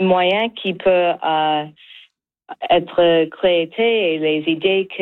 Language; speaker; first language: French; non-native, learner; English